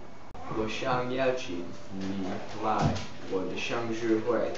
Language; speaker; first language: Chinese; non-native, learner; English